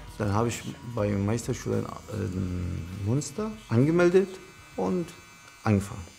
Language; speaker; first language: German; non-native, learner; Arabic